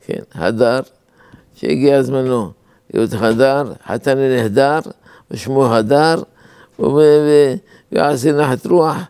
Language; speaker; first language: Hebrew; non-native, fluent; Arabic